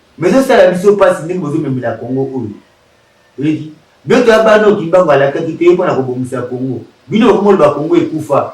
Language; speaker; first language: Lingala; non-native, local second language; Kongo